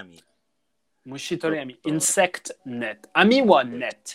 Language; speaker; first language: Japanese; non-native, learner; English